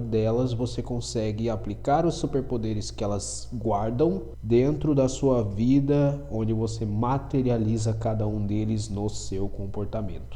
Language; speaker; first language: Portuguese; native; Portuguese